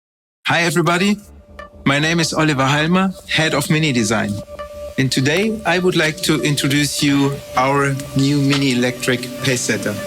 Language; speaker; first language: English; non-native, fluent; German